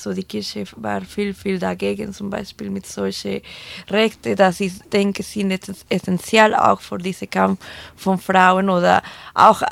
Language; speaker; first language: German; non-native, fluent; Spanish